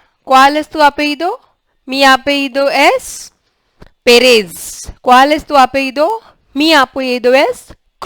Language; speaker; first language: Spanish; non-native, learner; English